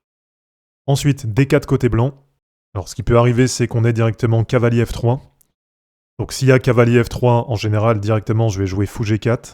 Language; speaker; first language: French; native; French